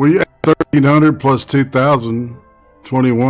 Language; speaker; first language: English; native; English